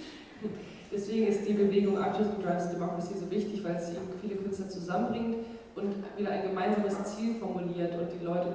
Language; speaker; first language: German; native; German